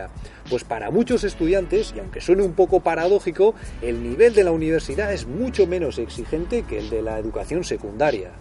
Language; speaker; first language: Spanish; native; Spanish